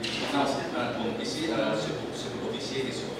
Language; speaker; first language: French; non-native, learner; Indonesian